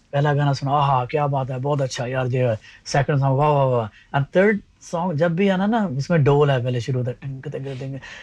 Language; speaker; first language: Punjabi; early bilingual, heritage; Punjabi